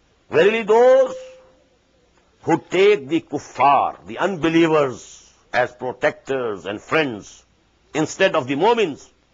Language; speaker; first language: English; non-native, local second language; Urdu